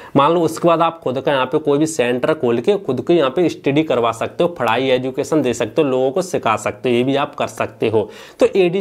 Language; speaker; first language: Hindi; native; Hindi